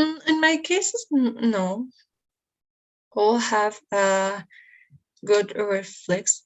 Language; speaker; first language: English; non-native, learner; Spanish